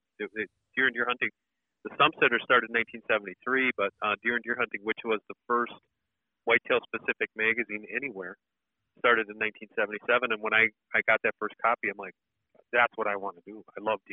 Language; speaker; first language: English; native; English